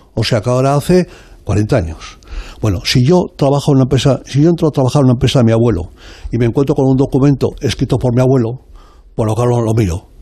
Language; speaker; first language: Spanish; native; Spanish